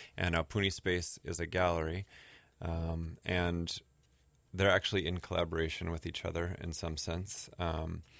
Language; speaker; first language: English; native; English